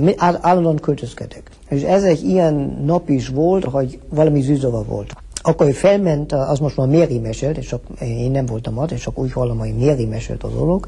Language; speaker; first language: Hungarian; early bilingual, heritage; Hungarian